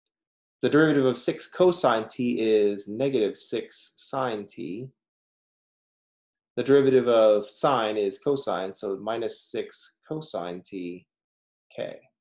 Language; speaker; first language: English; native; English